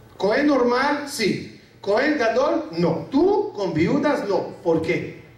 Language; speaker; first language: Spanish; non-native, fluent; Arabic